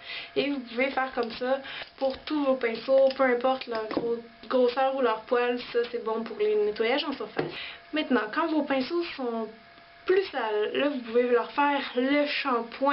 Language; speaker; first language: French; native; French